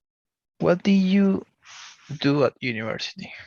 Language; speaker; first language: English; non-native, learner; Portuguese